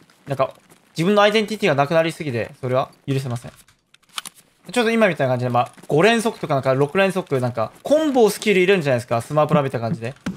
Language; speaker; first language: Japanese; non-native, fluent; Korean